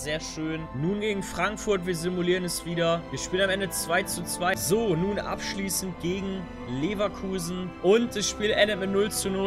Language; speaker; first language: German; native; German